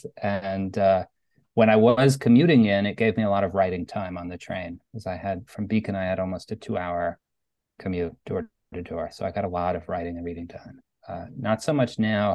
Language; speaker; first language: English; native; English